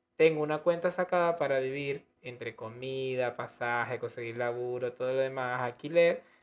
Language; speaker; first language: Spanish; native; Spanish